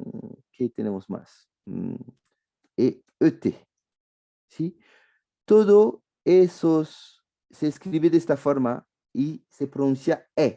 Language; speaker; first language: Spanish; non-native, fluent; French